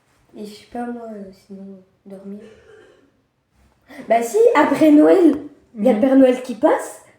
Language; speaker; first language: French; native; French